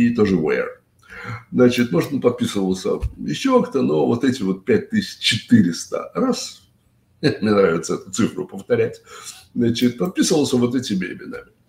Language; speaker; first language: Russian; native; Russian